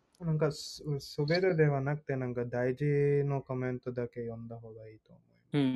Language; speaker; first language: Japanese; non-native, fluent; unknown